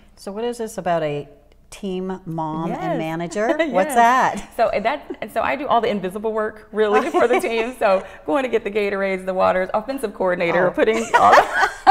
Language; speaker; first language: English; native; English